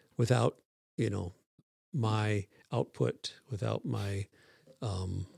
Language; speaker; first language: English; native; English